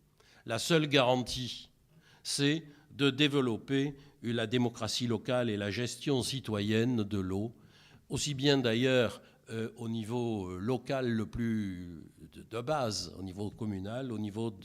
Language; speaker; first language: French; native; French